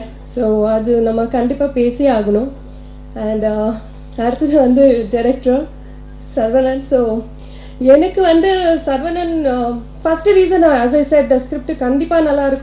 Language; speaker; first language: Tamil; non-native, local second language; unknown